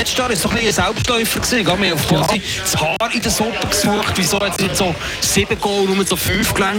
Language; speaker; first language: German; native; German